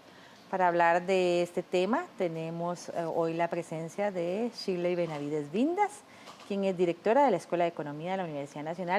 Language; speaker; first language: Spanish; native; Spanish